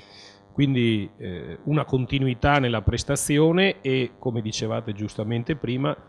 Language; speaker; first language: Italian; native; Italian